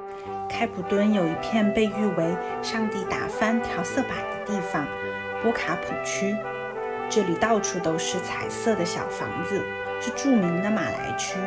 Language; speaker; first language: Chinese; native; Chinese